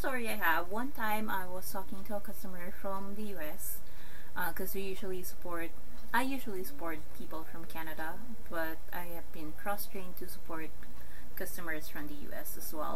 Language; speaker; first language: English; non-native, local second language; Filipino